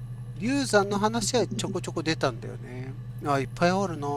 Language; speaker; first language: Japanese; native; Japanese